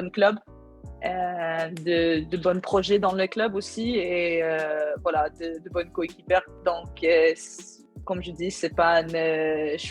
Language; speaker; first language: French; non-native, learner; Swedish